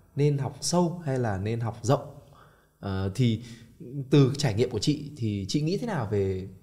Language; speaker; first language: Vietnamese; native; Vietnamese